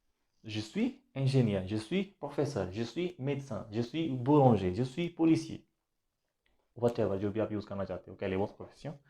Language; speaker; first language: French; non-native, fluent; Hindi